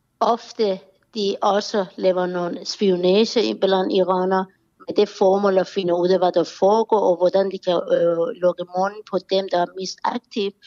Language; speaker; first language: Danish; non-native, fluent; Persian